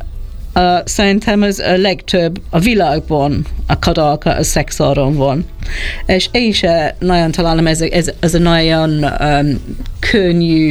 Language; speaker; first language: Hungarian; non-native, learner; English